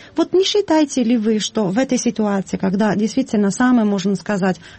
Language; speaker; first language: Russian; non-native, fluent; Italian